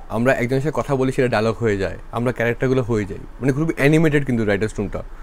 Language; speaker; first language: Bangla; early bilingual, heritage; Bangla